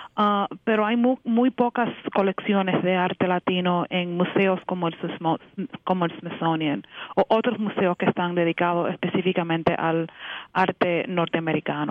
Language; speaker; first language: Spanish; early bilingual, heritage; Spanish